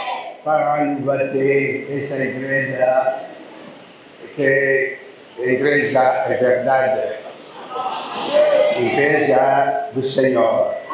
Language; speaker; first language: Portuguese; non-native, learner; Lingala